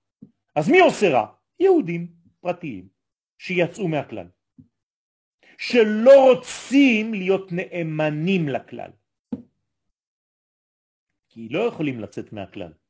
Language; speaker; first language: Hebrew; non-native, fluent; French